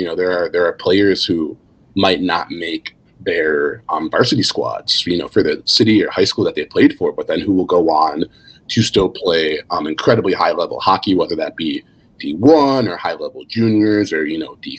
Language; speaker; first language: English; native; English